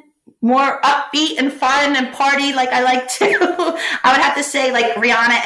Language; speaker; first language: English; native; English